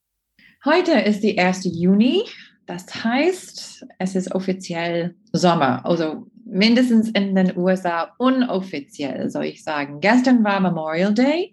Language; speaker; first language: German; non-native, fluent; English